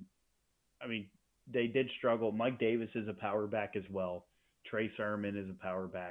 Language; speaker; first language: English; native; English